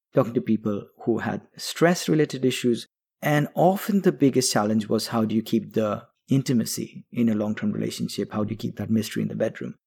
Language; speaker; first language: English; non-native, local second language; Bangla